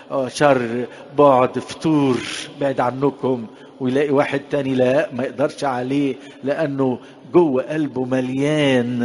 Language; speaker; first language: Arabic; native; Arabic